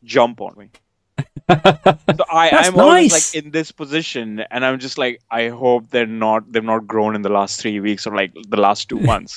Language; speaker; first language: English; non-native, local second language; Hindi